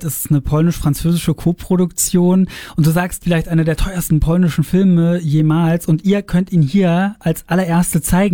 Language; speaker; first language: German; native; German